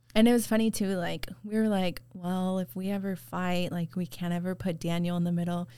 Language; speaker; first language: English; native; English